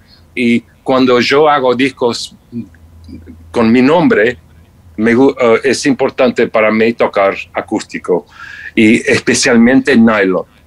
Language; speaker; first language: Spanish; non-native, fluent; English